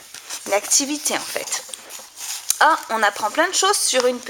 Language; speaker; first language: French; native; French